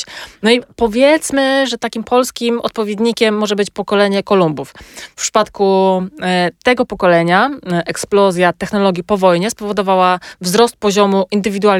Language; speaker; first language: Polish; native; Polish